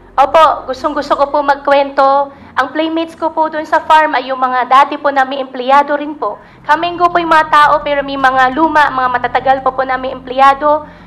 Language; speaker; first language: Filipino; native; Filipino